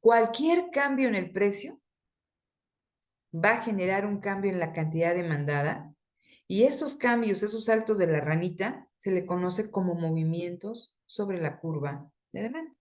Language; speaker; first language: Spanish; native; Spanish